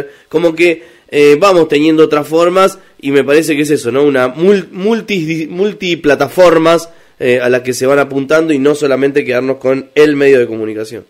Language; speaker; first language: Spanish; native; Spanish